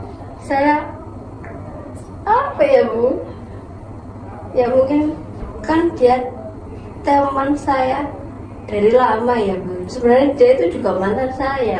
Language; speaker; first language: Indonesian; native; Indonesian